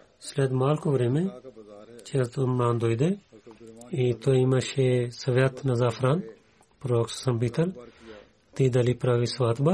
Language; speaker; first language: Bulgarian; non-native, learner; Urdu